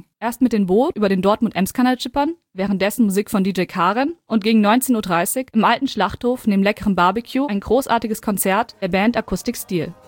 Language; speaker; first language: German; native; German